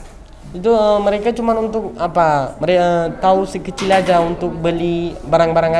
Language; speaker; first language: Indonesian; early bilingual, other home language; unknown